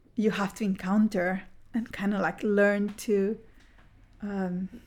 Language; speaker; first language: English; early bilingual, other home language; Spanish